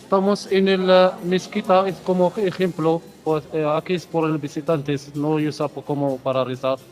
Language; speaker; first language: Spanish; non-native, learner; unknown